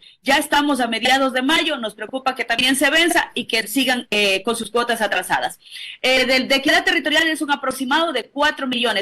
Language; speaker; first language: Spanish; native; Spanish